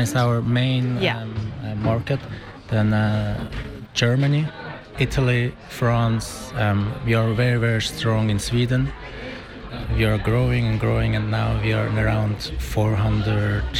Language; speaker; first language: English; non-native, fluent; Persian